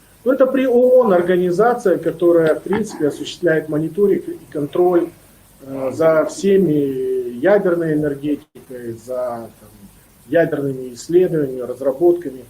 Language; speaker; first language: Russian; native; Russian